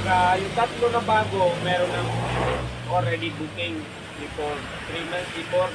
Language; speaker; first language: Filipino; non-native, learner; Punjabi